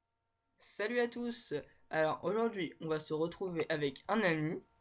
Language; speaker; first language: French; native; French